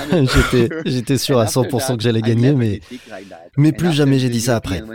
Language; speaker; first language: French; non-native, fluent; Polish